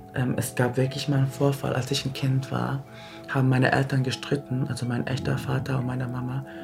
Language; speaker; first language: German; early bilingual, other home language; Japanese